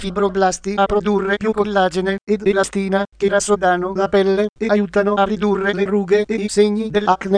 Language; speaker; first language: Italian; native; Italian